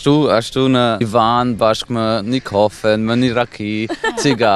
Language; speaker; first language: Albanian; non-native, fluent; German